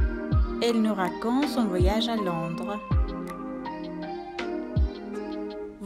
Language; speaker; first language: French; non-native, fluent; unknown